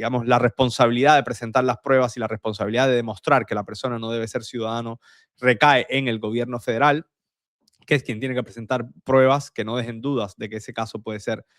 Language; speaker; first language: Spanish; native; Spanish